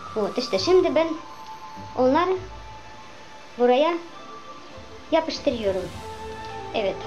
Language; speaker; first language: Turkish; non-native, learner; Russian